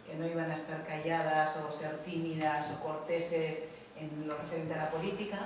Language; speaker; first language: Spanish; native; Spanish